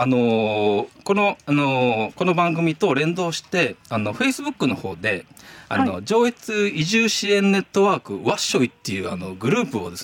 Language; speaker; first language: Japanese; native; Japanese